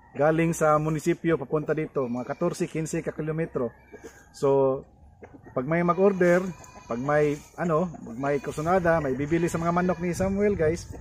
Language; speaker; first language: Filipino; non-native, local second language; Cebuano